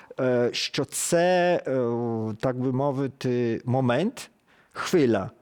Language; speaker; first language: Ukrainian; early bilingual, heritage; Ukrainian